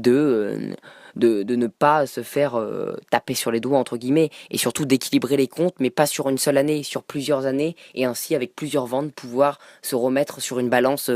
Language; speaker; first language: French; native; French